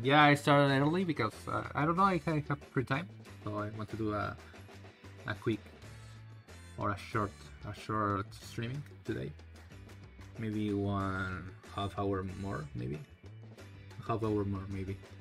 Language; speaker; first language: English; non-native, learner; Spanish